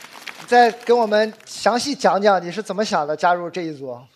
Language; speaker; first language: Chinese; native; Chinese